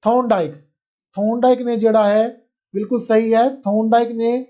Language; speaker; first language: Hindi; non-native, local second language; Punjabi